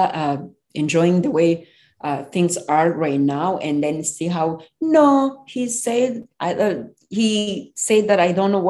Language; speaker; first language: English; non-native, local second language; Kinyarwanda